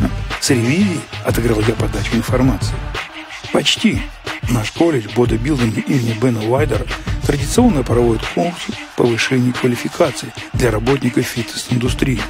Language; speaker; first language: Russian; native; Russian